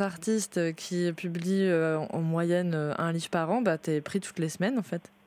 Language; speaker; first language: French; native; French